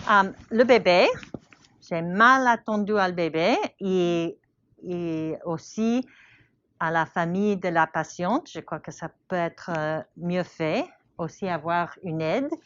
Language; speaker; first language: French; non-native, learner; English